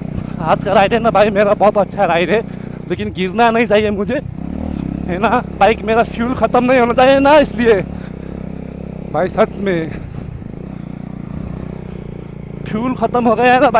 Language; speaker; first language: Hindi; non-native, learner; Nepali